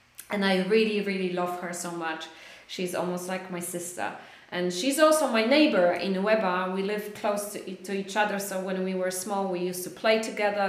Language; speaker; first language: English; non-native, fluent; Polish